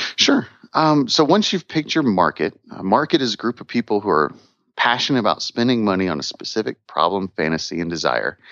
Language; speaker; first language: English; native; English